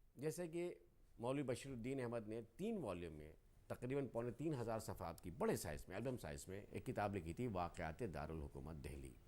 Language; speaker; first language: Urdu; native; Urdu